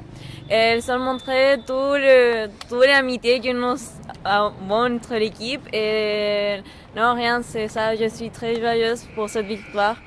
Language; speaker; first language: French; non-native, learner; Spanish